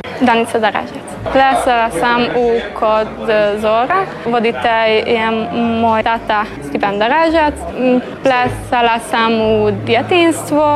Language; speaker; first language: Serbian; early bilingual, heritage; Croatian